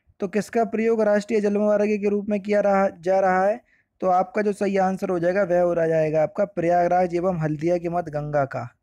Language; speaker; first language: Hindi; native; Hindi